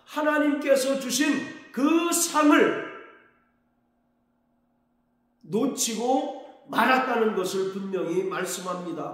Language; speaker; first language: Korean; native; Korean